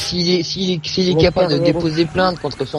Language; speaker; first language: French; native; French